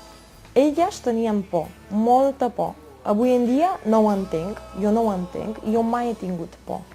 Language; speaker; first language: Catalan; non-native, fluent; Romanian